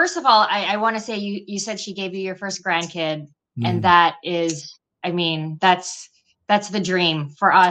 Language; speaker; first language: English; non-native, local second language; Filipino